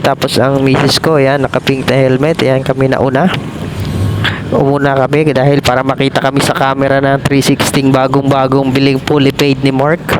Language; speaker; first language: Filipino; native; Filipino